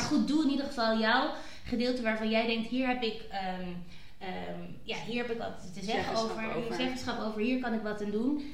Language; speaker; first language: Dutch; native; Dutch